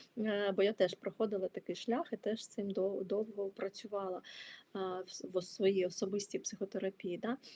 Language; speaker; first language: Ukrainian; non-native, local second language; Russian